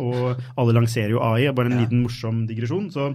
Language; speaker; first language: Norwegian; native; Norwegian